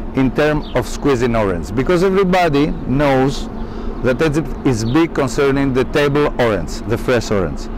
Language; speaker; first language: English; non-native, learner; Greek